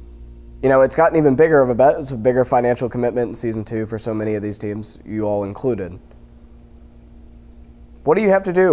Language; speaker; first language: English; native; English